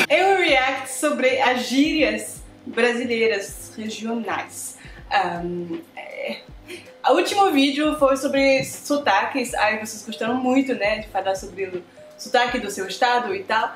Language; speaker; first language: Portuguese; non-native, fluent; French